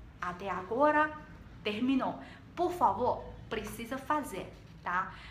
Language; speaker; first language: Portuguese; non-native, learner; Chinese